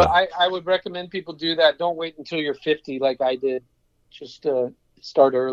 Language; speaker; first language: English; native; English